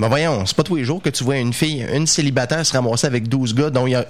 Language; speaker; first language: French; native; French